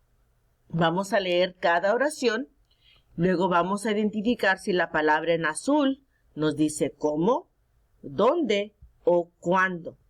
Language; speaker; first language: Spanish; early bilingual, heritage; Spanish